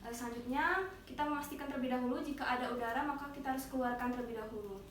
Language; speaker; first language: Indonesian; native; Indonesian